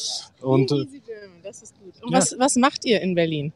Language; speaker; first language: German; native; German